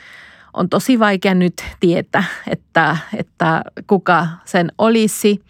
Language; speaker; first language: Finnish; non-native, fluent; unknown